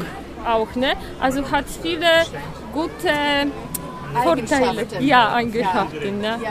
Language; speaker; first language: German; non-native, fluent; Polish